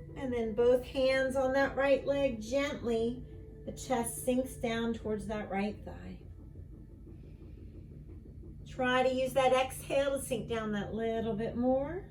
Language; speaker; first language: English; native; English